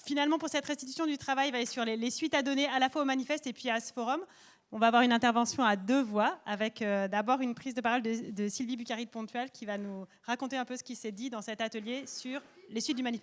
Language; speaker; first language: French; native; French